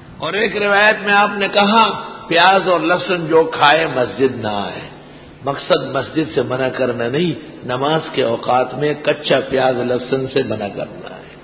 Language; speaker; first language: Urdu; non-native, local second language; Pashto